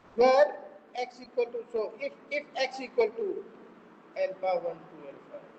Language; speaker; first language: English; non-native, local second language; Hindi